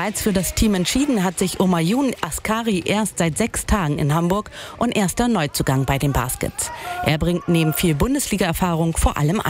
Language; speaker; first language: German; native; German